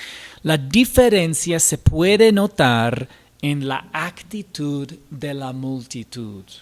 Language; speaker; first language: Spanish; non-native, fluent; English